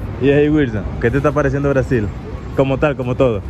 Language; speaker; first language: Spanish; native; Spanish